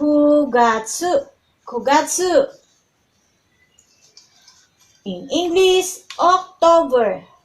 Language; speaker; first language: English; non-native, local second language; Filipino